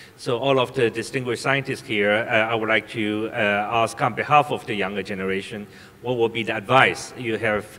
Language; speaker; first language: English; non-native, fluent; Chinese